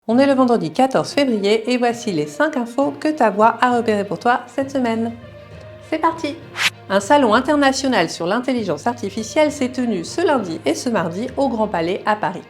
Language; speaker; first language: French; native; French